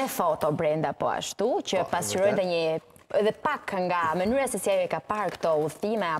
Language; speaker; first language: Albanian; native; Albanian